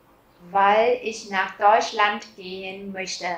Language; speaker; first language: German; non-native, fluent; Vietnamese